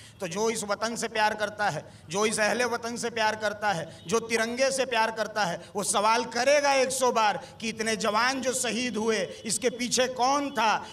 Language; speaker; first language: Hindi; native; Hindi